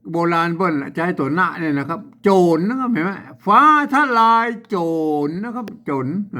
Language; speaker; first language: Thai; native; Thai